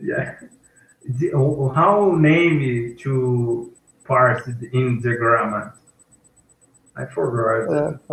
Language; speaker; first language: English; non-native, learner; Portuguese